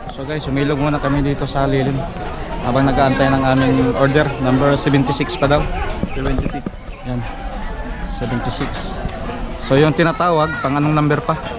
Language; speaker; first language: Filipino; native; Filipino